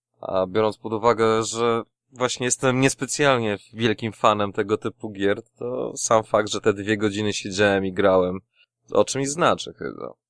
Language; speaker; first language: Polish; native; Polish